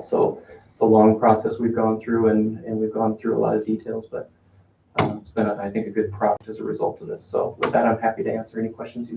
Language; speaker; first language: English; native; English